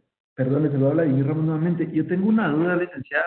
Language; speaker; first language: Spanish; native; Spanish